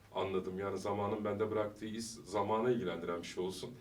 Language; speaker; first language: Turkish; early bilingual, heritage; Turkish